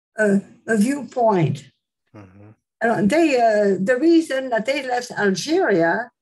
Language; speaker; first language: English; non-native, fluent; French